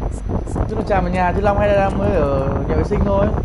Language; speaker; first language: Vietnamese; native; Vietnamese